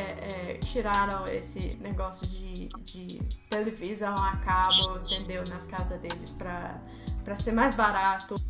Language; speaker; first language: Portuguese; early bilingual, heritage; Portuguese